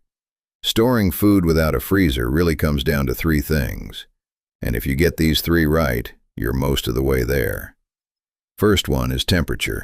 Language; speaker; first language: English; native; English